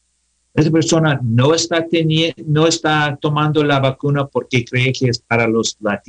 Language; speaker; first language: Spanish; non-native, learner; English